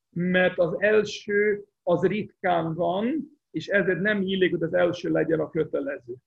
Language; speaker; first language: Hungarian; early bilingual, heritage; Hungarian